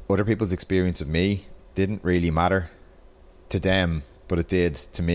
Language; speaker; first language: English; native; English